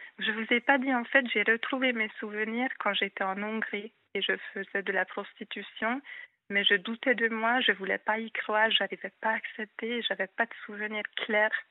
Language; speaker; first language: French; non-native, fluent; Hungarian